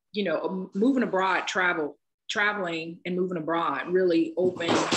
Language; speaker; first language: English; native; English